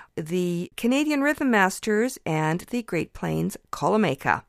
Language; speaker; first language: English; early bilingual, other home language; Ukrainian